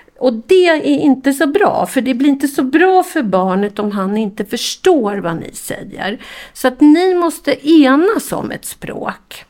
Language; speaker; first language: Swedish; native; Swedish